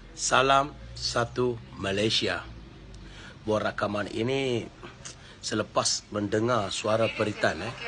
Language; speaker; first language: Malay; non-native, local second language; Tamil